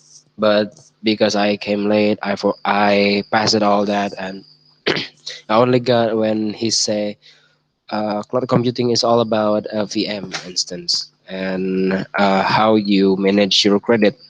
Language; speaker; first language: English; non-native, learner; Indonesian